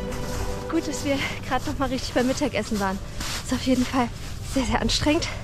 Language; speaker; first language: German; native; German